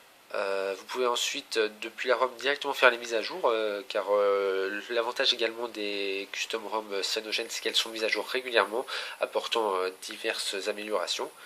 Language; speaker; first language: French; native; French